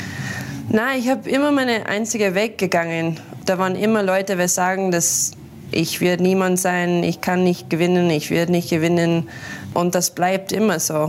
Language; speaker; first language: German; non-native, learner; English